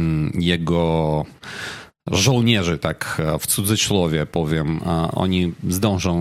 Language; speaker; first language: Polish; non-native, fluent; Ukrainian